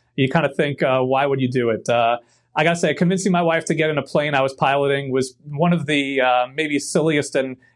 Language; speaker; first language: English; native; English